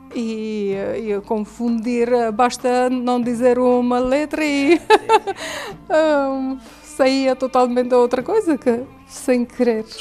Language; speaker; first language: Portuguese; non-native, fluent; Armenian